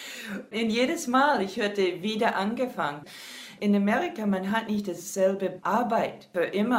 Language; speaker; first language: German; non-native, learner; English